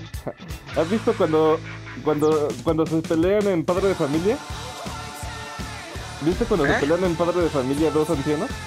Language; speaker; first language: Spanish; native; Spanish